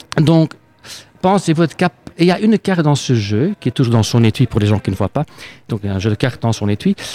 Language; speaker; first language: French; non-native, local second language; Dutch